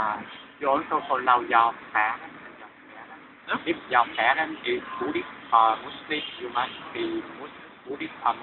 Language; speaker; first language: English; non-native, learner; Vietnamese